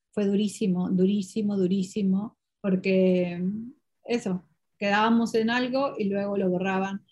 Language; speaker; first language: Spanish; non-native, local second language; Portuguese